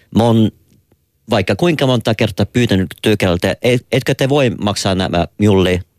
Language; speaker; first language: Finnish; non-native, fluent; French